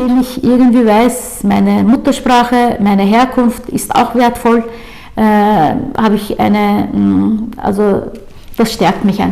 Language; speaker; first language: German; early bilingual, other home language; Turkish